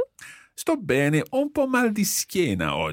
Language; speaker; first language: Italian; non-native, fluent; English